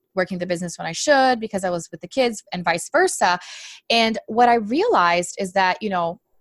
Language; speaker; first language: English; non-native, fluent; Portuguese